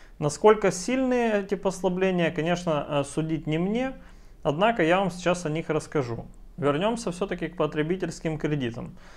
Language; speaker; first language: Russian; native; Russian